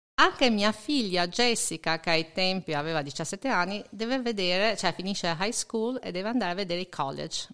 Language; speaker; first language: Italian; non-native, fluent; Albanian